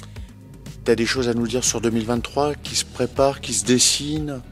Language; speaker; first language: French; native; French